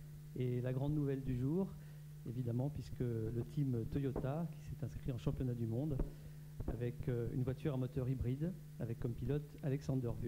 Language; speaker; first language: French; native; French